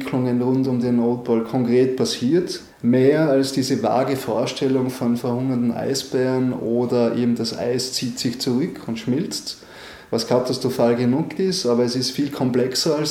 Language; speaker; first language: German; native; German